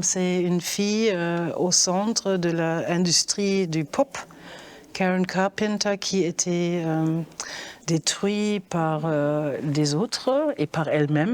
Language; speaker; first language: French; non-native, fluent; German